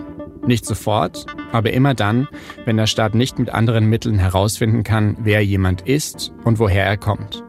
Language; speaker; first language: German; native; German